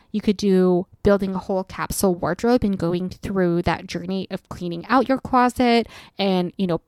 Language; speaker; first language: English; native; English